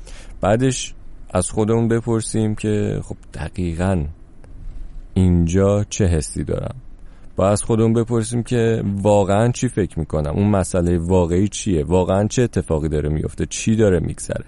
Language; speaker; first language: Persian; native; Persian